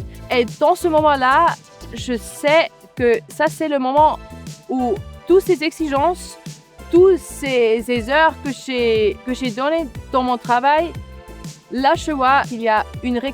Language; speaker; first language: French; non-native, local second language; German